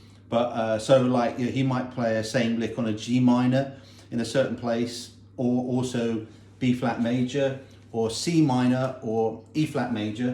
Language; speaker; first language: English; native; English